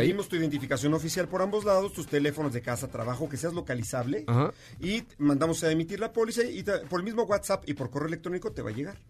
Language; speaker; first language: Spanish; native; Spanish